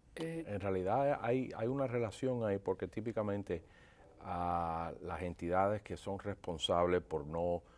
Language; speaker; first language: Spanish; early bilingual, heritage; Spanish